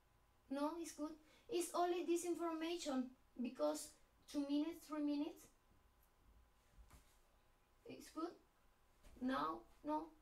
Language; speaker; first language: English; non-native, learner; Spanish